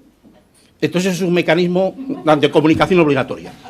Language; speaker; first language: Spanish; native; Spanish